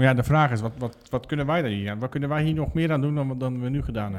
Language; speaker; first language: Dutch; native; Dutch